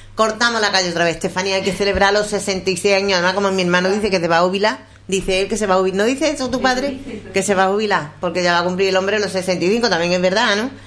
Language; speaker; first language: Spanish; native; Spanish